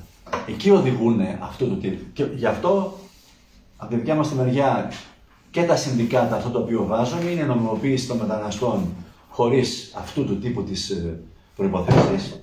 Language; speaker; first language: Greek; native; Greek